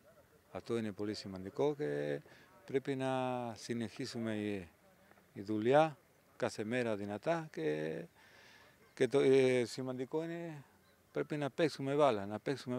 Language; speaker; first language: Greek; non-native, learner; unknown